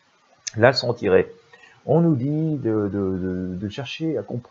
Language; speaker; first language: French; native; French